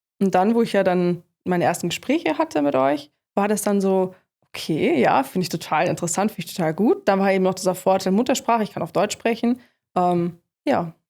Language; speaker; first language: German; native; German